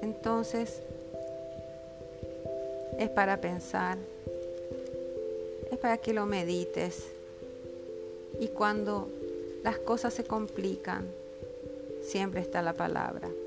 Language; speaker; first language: Spanish; native; Spanish